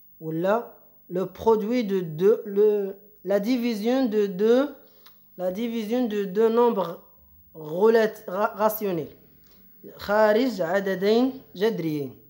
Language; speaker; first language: French; non-native, local second language; Arabic